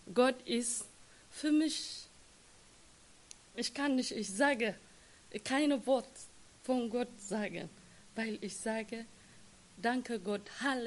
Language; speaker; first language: German; non-native, learner; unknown